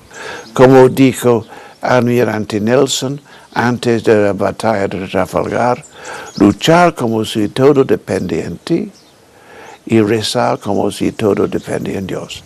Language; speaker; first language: Spanish; non-native, fluent; English